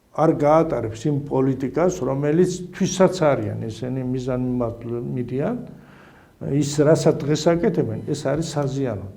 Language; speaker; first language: Georgian; non-native, local second language; Azerbaijani